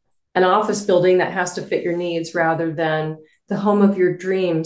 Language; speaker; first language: English; native; English